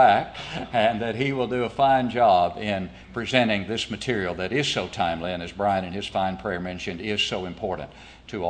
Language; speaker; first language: English; native; English